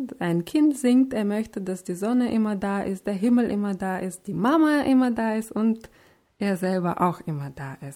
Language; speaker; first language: German; non-native, fluent; Russian